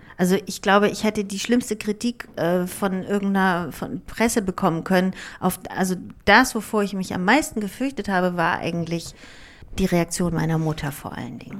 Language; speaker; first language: German; early bilingual, other home language; Greek